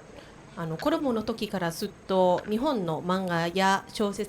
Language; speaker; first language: Japanese; non-native, learner; Thai